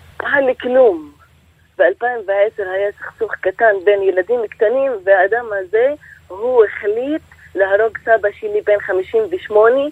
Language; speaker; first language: Hebrew; non-native, local second language; Arabic